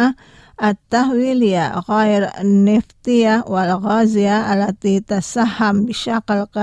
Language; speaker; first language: Arabic; non-native, fluent; Indonesian